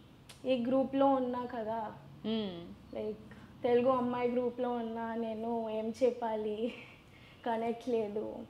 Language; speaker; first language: Telugu; non-native, learner; Gujarati